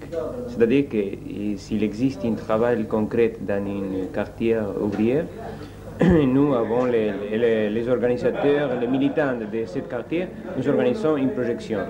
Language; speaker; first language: French; non-native, learner; Spanish